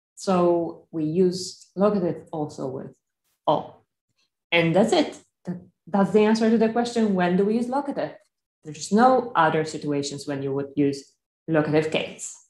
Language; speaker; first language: English; non-native, fluent; Polish